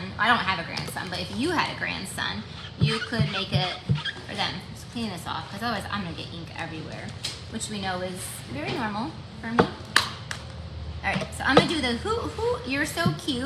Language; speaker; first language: English; native; English